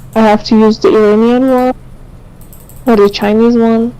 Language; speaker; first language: English; non-native, fluent; Persian